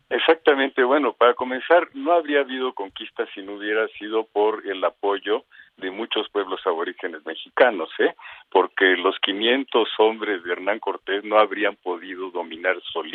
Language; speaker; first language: Spanish; native; Spanish